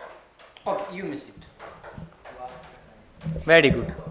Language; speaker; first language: English; non-native, fluent; Hindi